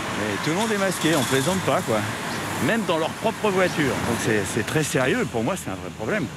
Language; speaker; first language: French; native; French